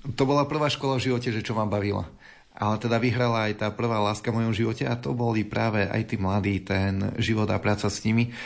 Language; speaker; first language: Slovak; native; Slovak